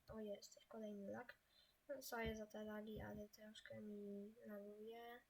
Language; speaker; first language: Polish; native; Polish